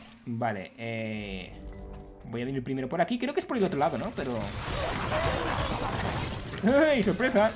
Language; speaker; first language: Spanish; native; Spanish